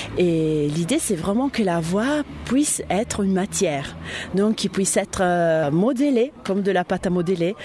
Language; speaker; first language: French; non-native, fluent; Italian